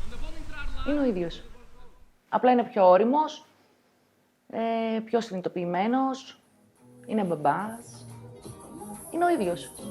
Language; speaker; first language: Greek; native; Greek